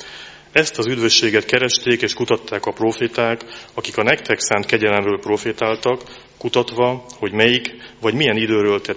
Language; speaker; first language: Hungarian; native; Hungarian